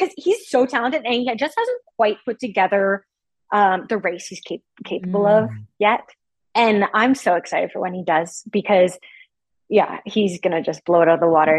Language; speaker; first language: English; native; English